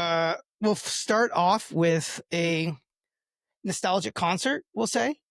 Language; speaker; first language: English; native; English